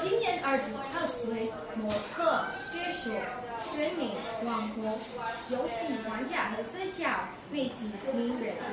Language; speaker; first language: Chinese; non-native, learner; Filipino